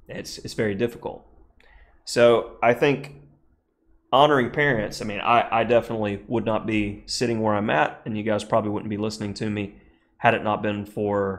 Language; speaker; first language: English; native; English